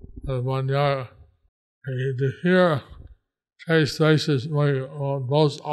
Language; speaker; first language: Spanish; non-native, learner; English